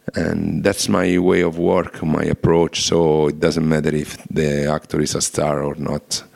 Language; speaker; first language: English; non-native, fluent; Italian